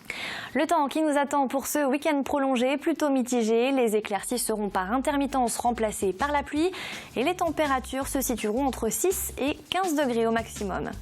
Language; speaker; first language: French; native; French